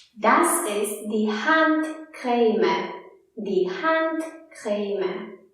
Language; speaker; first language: German; non-native, fluent; Polish